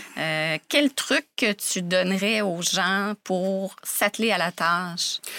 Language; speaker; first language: French; native; French